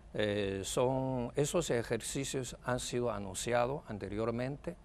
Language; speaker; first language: Spanish; non-native, fluent; Chinese